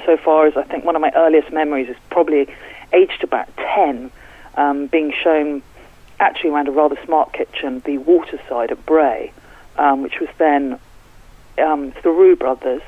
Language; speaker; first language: English; native; English